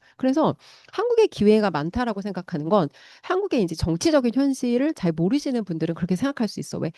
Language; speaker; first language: Korean; native; Korean